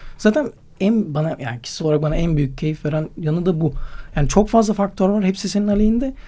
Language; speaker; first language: Turkish; native; Turkish